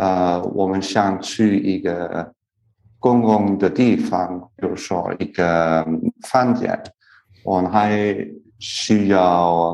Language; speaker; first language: Chinese; non-native, learner; English